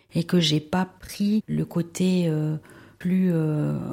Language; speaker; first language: French; early bilingual, other home language; Spanish